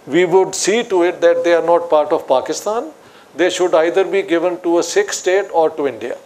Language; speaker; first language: English; non-native, local second language; Punjabi